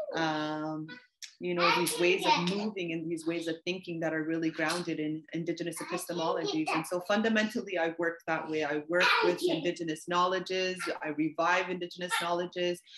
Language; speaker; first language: English; native; English